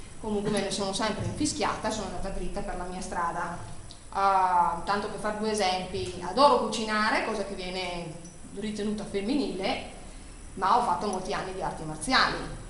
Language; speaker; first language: Italian; early bilingual, heritage; Italian